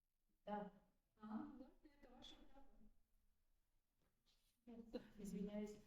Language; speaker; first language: Russian; non-native, local second language; Kazakh